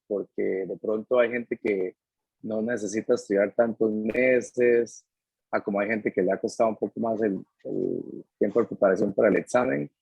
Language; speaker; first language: Spanish; native; Spanish